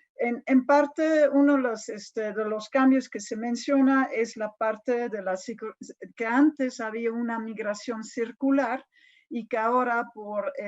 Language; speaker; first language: Spanish; non-native, fluent; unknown